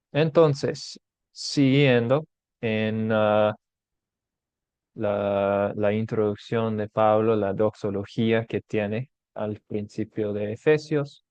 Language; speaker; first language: Spanish; non-native, fluent; English